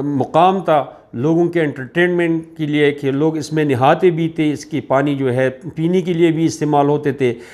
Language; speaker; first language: Urdu; non-native, local second language; Pashto